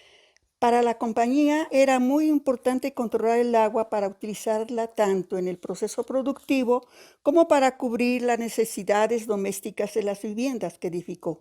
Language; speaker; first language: Spanish; native; Spanish